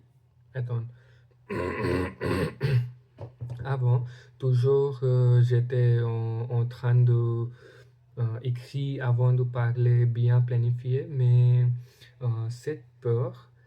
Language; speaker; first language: French; non-native, learner; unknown